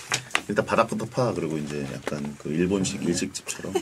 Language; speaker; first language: Korean; native; Korean